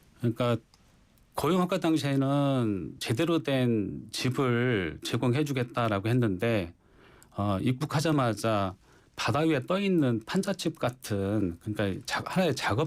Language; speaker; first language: Korean; native; Korean